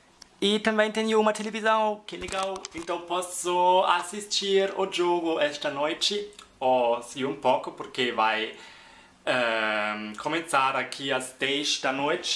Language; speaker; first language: Portuguese; non-native, fluent; German